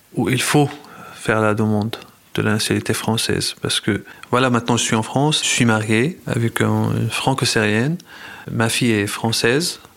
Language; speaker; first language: French; non-native, fluent; Arabic